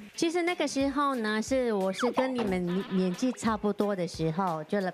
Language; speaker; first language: Chinese; non-native, fluent; Japanese